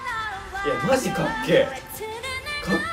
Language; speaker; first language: Japanese; native; Japanese